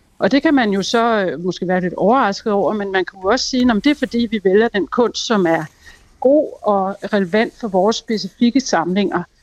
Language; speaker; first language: Danish; native; Danish